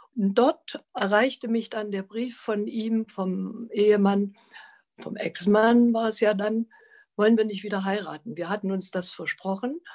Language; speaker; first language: German; native; German